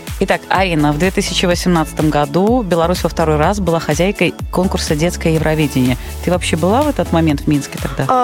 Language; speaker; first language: Russian; native; Russian